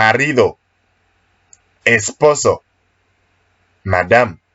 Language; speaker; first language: Spanish; non-native, learner; Haitian Creole